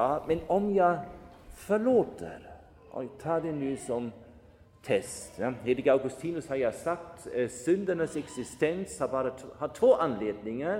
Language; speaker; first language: Swedish; non-native, fluent; German